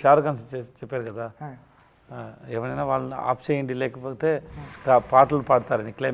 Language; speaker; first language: Telugu; non-native, learner; Tamil